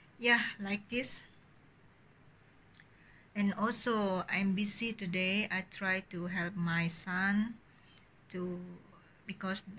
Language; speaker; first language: English; non-native, learner; Indonesian